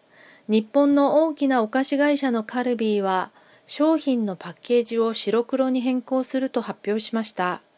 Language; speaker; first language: Japanese; non-native, fluent; Korean